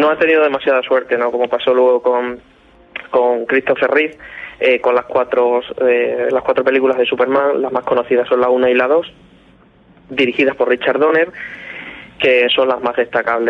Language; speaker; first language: Spanish; native; Spanish